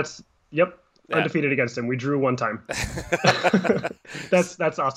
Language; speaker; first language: English; native; English